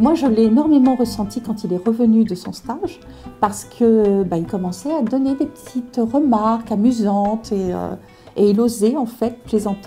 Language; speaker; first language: French; native; French